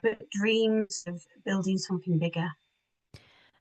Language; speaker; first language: English; native; English